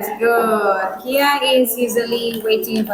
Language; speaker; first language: English; non-native, fluent; Indonesian